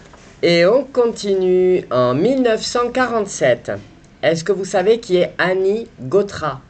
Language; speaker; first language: French; native; French